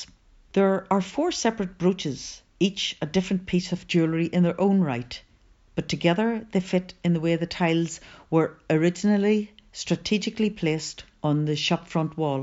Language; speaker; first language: English; native; English